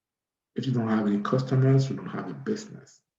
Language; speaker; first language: English; non-native, fluent; French